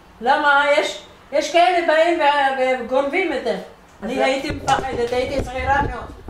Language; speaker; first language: Hebrew; non-native, fluent; Arabic